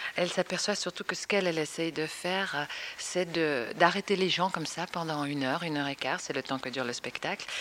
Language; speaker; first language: French; native; French